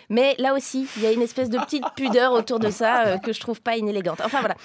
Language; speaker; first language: French; native; French